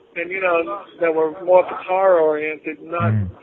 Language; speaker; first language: English; native; English